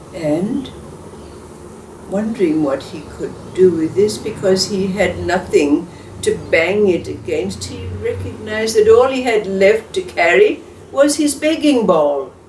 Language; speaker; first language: English; native; English